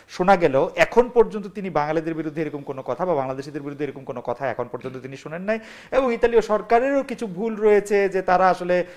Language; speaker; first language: Bangla; native; Bangla